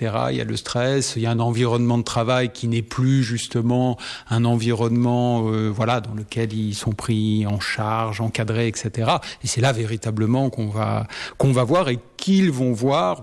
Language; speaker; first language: French; native; French